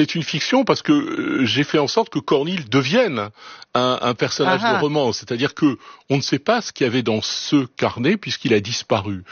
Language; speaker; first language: French; native; French